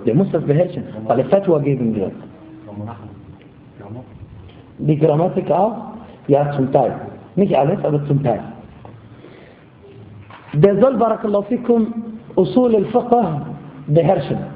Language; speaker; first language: German; non-native, fluent; Arabic